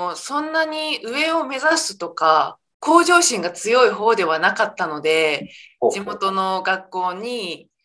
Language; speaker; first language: Japanese; native; Japanese